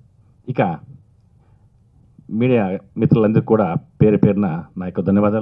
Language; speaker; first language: Telugu; native; Telugu